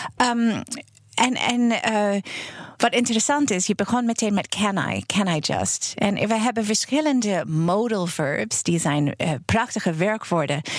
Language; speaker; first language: Dutch; non-native, fluent; English